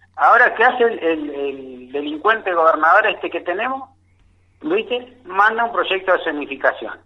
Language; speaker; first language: Spanish; native; Spanish